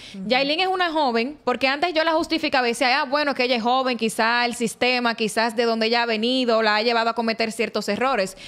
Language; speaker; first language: Spanish; native; Spanish